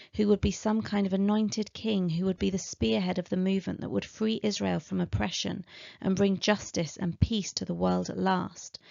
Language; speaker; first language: English; native; English